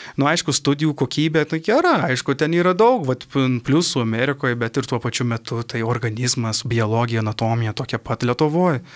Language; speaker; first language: Lithuanian; early bilingual, heritage; Lithuanian